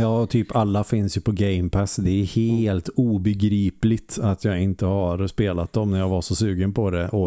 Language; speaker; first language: Swedish; native; Swedish